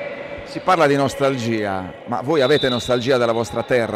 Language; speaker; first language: Italian; native; Italian